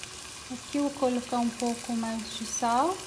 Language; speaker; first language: Portuguese; non-native, fluent; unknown